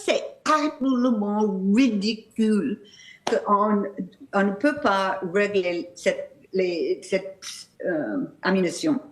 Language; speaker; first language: French; non-native, fluent; English